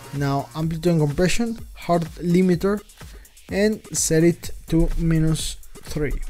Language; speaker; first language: English; non-native, fluent; Spanish